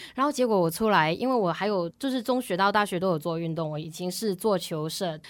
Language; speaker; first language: Chinese; non-native, local second language; Cantonese